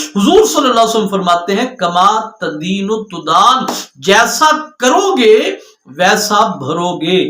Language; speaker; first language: Urdu; non-native, local second language; Punjabi